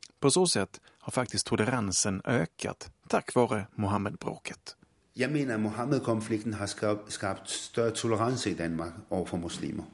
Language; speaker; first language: Swedish; non-native, fluent; Arabic